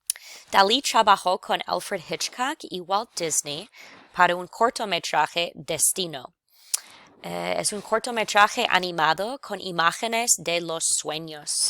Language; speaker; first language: Spanish; non-native, fluent; English